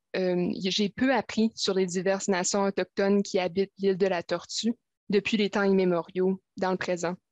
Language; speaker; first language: French; native; French